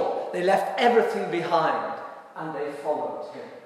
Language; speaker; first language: English; native; English